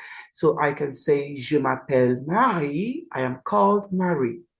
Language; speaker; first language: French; non-native, learner; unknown